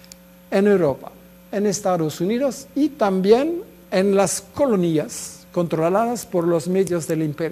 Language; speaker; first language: Spanish; non-native, fluent; French